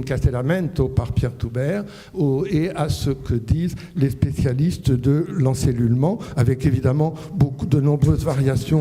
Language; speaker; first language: French; native; French